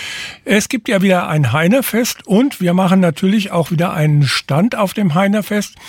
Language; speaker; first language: German; native; German